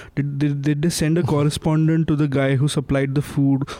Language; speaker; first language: English; non-native, local second language; Hindi